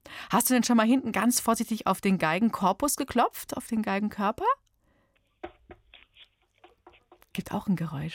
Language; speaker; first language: German; native; German